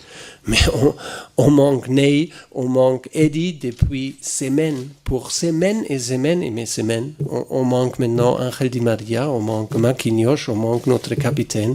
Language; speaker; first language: French; non-native, fluent; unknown